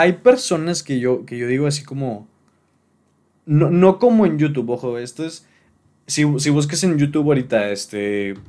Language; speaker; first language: Spanish; native; Spanish